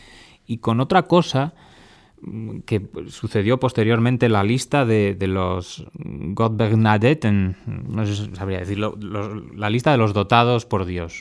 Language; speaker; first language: Spanish; native; Spanish